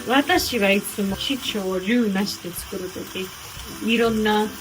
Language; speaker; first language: Japanese; non-native, fluent; Georgian